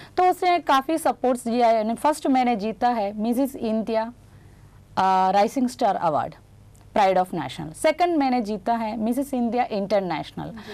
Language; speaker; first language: Hindi; non-native, local second language; Gujarati